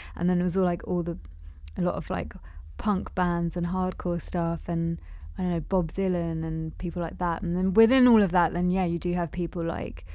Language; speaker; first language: English; native; English